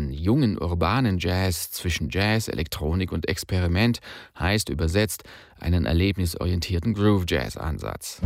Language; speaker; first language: German; native; German